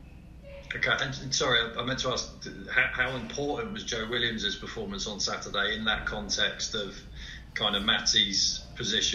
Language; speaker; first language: English; native; English